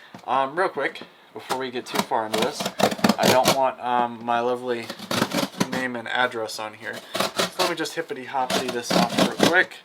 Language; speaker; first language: English; native; English